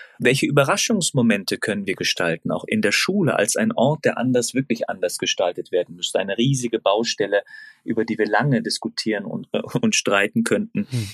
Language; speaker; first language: German; early bilingual, other home language; Turkish